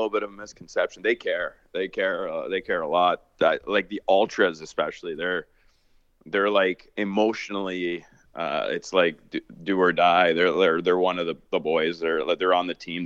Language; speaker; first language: English; native; English